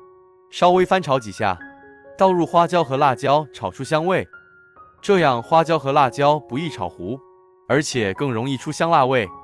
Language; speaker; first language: Chinese; native; Chinese